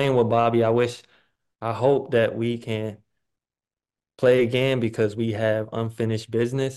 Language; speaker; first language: English; native; English